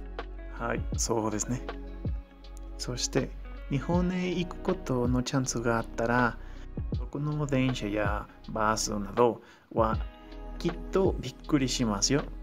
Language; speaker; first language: Japanese; non-native, learner; Spanish